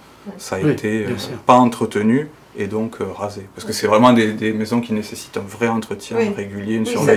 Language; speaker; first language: French; native; French